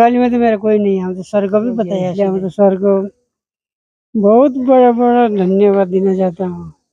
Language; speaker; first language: Hindi; non-native, local second language; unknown